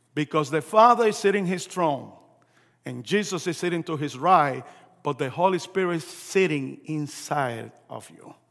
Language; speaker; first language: English; early bilingual, other home language; Spanish